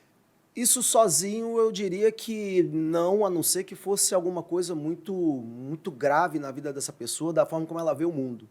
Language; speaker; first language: Portuguese; native; Portuguese